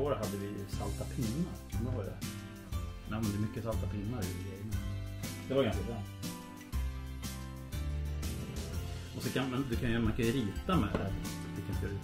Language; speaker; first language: Swedish; native; Swedish